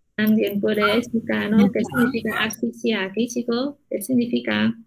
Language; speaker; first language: Spanish; non-native, fluent; Vietnamese